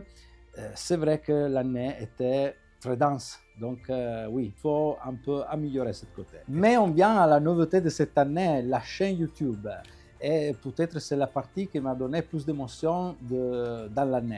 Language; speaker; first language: French; non-native, fluent; Italian